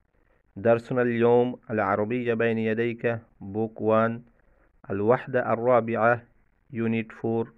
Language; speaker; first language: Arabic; non-native, fluent; Bangla